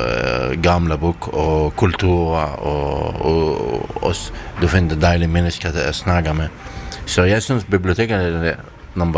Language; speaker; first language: Danish; non-native, learner; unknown